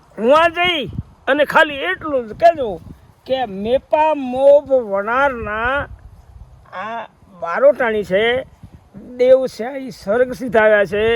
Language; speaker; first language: Gujarati; native; Gujarati